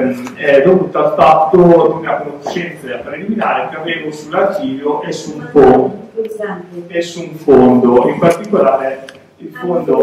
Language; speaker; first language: Italian; native; Italian